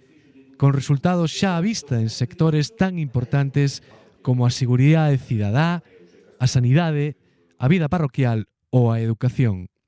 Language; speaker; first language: Galician; native; Galician